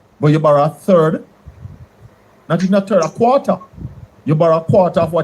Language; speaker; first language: English; native; English